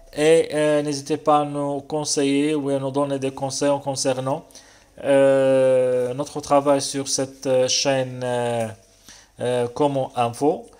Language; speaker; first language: French; non-native, local second language; Arabic